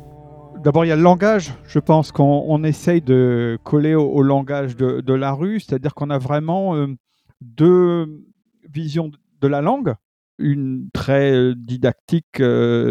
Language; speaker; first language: French; native; French